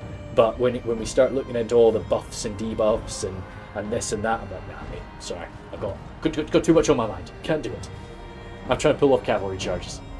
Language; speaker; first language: English; native; English